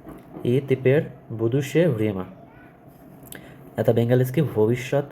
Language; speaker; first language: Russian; non-native, learner; Bangla